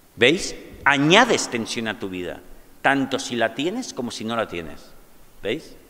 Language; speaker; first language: Spanish; native; Spanish